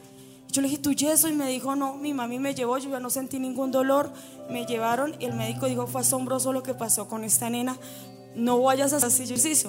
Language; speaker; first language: Spanish; native; Spanish